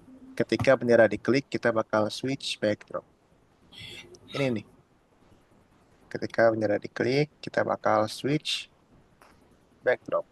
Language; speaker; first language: Indonesian; native; Indonesian